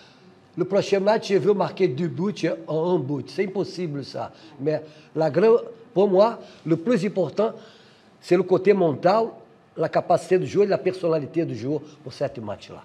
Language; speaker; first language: French; non-native, fluent; Portuguese